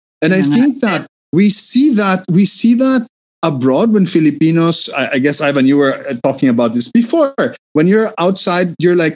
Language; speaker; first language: English; non-native, fluent; Spanish